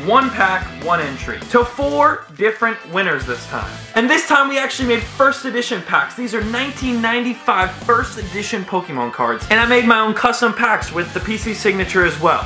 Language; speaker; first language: English; native; English